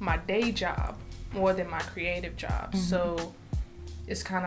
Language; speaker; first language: English; native; English